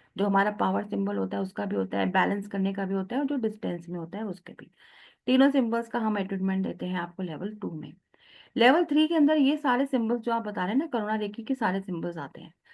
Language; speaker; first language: Hindi; native; Hindi